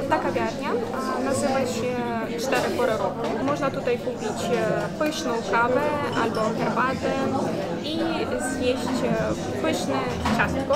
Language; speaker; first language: Polish; non-native, fluent; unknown